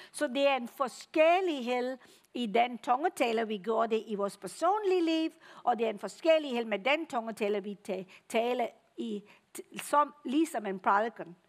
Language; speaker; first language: Danish; non-native, fluent; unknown